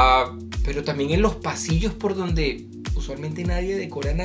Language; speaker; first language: Spanish; native; Spanish